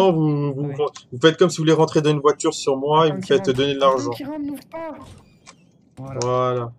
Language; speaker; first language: French; native; French